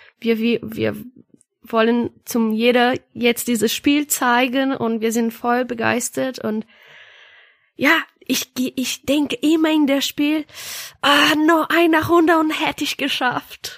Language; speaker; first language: German; non-native, learner; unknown